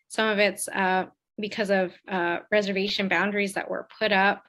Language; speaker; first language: English; native; English